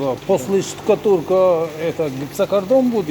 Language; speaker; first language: Russian; non-native, local second language; Uzbek